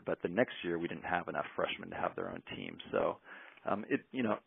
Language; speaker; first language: English; native; English